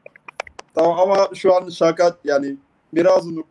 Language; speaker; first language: Turkish; non-native, learner; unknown